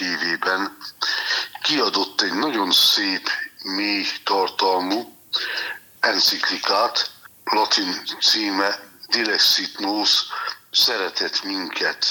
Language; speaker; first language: Hungarian; native; Hungarian